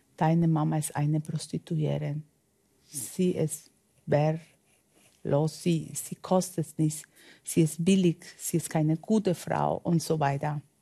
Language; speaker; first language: German; non-native, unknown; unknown